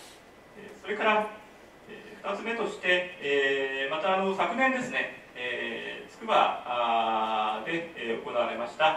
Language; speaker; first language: Japanese; native; Japanese